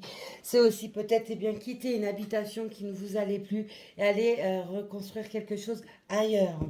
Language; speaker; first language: French; native; French